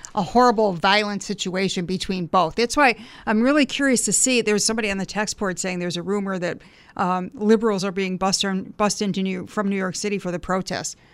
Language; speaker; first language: English; early bilingual, other home language; Italian